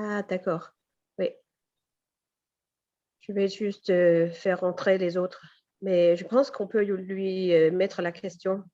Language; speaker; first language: French; non-native, fluent; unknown